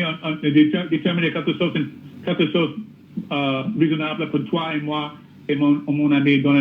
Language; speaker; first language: French; non-native, learner; English